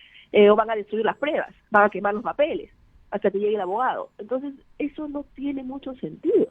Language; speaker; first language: Spanish; native; Spanish